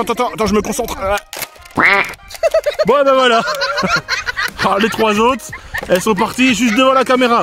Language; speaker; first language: French; native; French